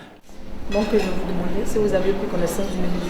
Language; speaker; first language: French; native; French